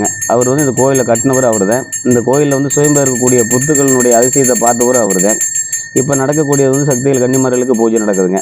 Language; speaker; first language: Tamil; native; Tamil